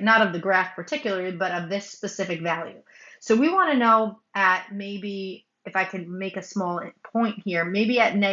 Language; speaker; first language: English; native; English